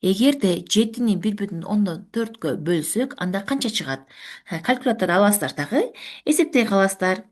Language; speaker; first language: Kyrgyz; native; Kyrgyz